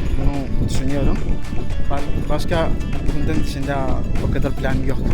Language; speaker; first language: Turkish; non-native, learner; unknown